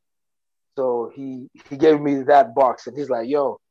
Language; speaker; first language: English; non-native, local second language; Nyanja